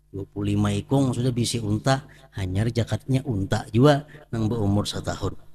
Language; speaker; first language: Indonesian; non-native, local second language; Banjar